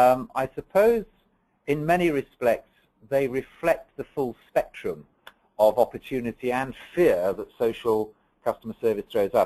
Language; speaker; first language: English; native; English